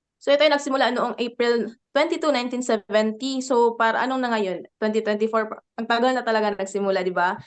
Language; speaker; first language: Filipino; non-native, local second language; Cebuano